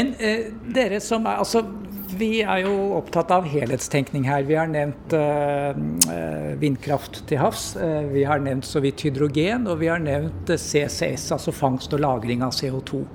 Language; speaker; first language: Norwegian; native; Norwegian